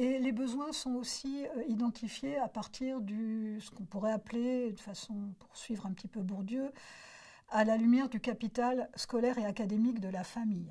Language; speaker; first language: French; native; French